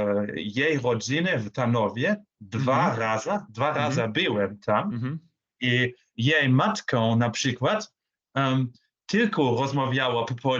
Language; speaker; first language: Polish; non-native, learner; German